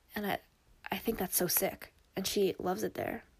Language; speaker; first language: English; early bilingual, other home language; Korean